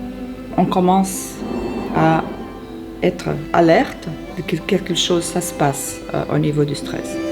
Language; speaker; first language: French; non-native, fluent; Portuguese